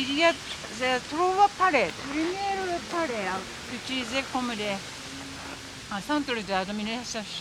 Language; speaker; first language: French; non-native, learner; Japanese